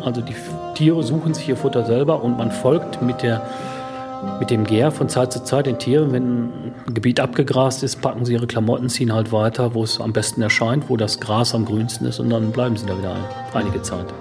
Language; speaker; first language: German; native; German